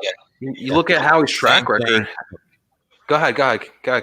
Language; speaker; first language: English; native; English